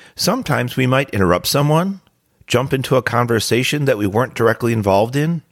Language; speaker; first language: English; native; English